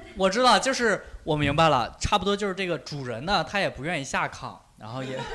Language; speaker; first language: Chinese; native; Chinese